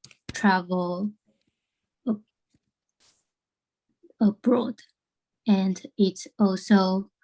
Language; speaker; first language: English; non-native, learner; Chinese